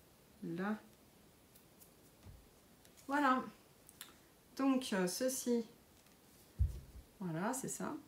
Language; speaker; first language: French; native; French